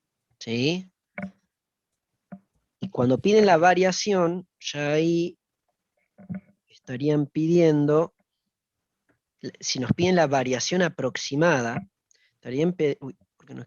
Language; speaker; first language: Spanish; native; Spanish